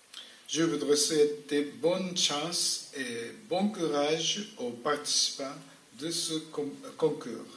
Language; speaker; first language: French; non-native, fluent; Japanese